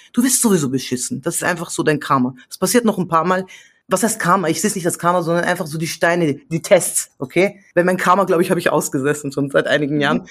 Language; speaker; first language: German; early bilingual, other home language; Central Kurdish